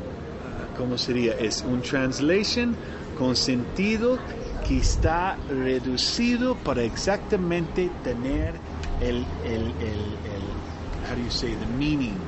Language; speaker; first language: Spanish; non-native, learner; English